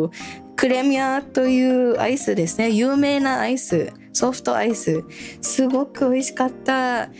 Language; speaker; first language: Japanese; non-native, learner; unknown